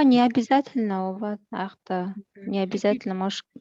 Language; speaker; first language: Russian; non-native, local second language; Kyrgyz